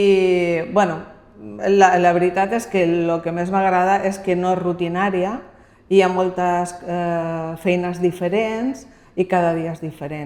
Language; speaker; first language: Catalan; non-native, local second language; Spanish